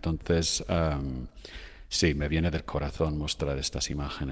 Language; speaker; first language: Spanish; non-native, fluent; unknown